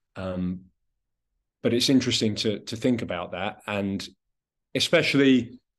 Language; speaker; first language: English; non-native, local second language; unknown